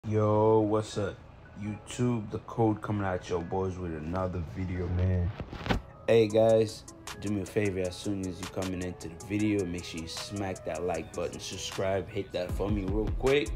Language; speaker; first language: English; native; English